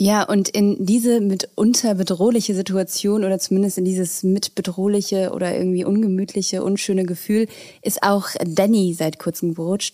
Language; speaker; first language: German; native; German